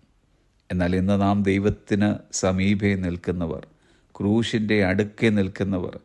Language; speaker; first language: Malayalam; native; Malayalam